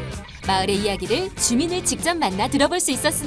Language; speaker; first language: Korean; native; Korean